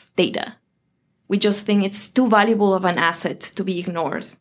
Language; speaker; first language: English; non-native, fluent; Spanish